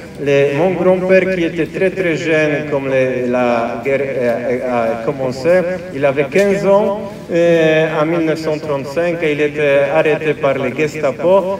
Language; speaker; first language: French; non-native, fluent; Polish